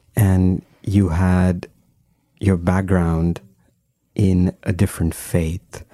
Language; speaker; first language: English; non-native, local second language; Hindi